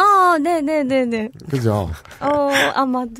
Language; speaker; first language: Korean; non-native, learner; Japanese